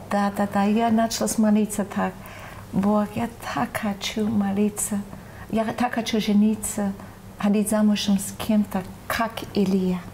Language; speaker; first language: Russian; non-native, fluent; English